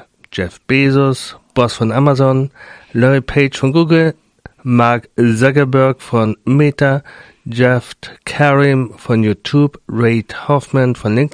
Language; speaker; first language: German; native; German